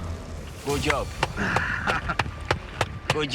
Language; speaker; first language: English; non-native, learner; Swahili